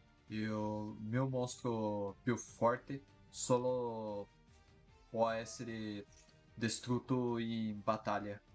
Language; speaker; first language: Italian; non-native, learner; Portuguese